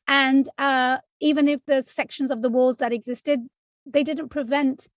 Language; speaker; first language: English; native; English